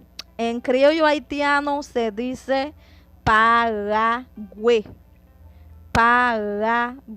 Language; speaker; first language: Spanish; non-native, fluent; Haitian Creole